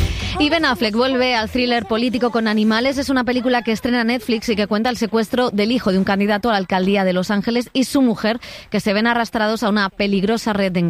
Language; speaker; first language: Spanish; native; Spanish